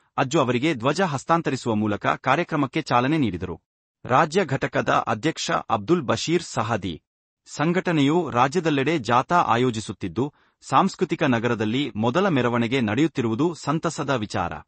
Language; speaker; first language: Kannada; native; Kannada